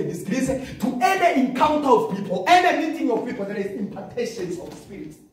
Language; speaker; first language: English; non-native, local second language; Swahili